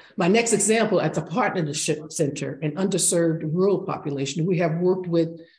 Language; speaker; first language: English; native; English